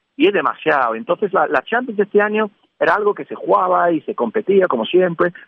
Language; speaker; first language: Spanish; non-native, fluent; English